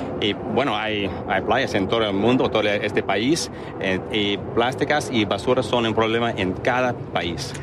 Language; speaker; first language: Spanish; non-native, learner; English